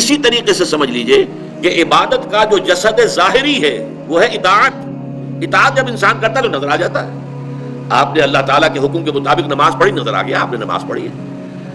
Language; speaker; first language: Urdu; native; Urdu